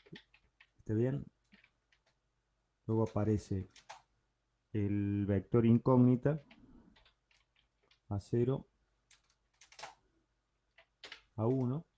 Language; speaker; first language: Spanish; native; Spanish